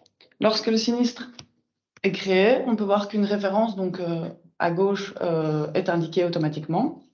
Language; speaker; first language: French; native; French